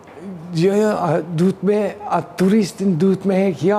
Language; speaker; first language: Albanian; early bilingual, heritage; Turkish